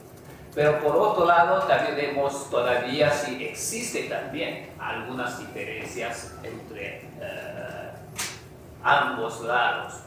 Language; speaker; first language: Spanish; non-native, fluent; Chinese